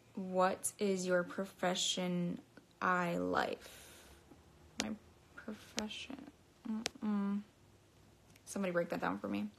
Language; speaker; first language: English; native; English